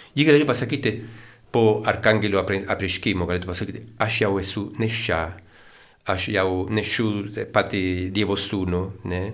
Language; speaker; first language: Lithuanian; non-native, fluent; Spanish